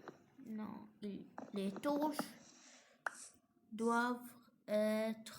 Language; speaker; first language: French; non-native, fluent; English